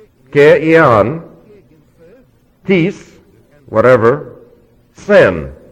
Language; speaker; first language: English; native; English